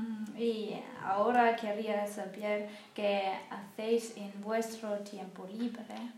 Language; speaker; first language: Spanish; non-native, learner; German